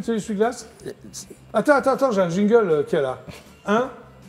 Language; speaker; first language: French; native; French